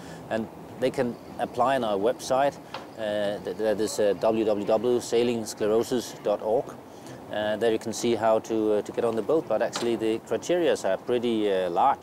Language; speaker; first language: English; non-native, fluent; Danish